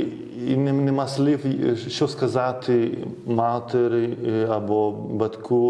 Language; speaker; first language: Ukrainian; non-native, fluent; Lithuanian